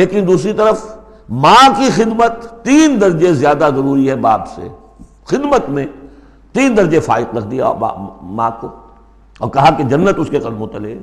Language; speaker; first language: Urdu; native; Urdu